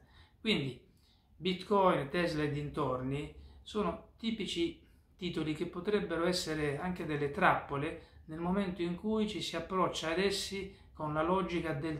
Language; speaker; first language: Italian; native; Italian